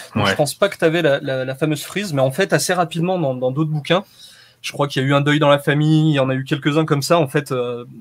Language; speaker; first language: French; native; French